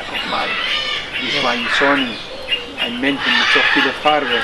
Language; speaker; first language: German; non-native, fluent; Spanish